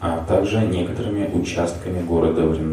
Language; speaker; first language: Russian; native; Russian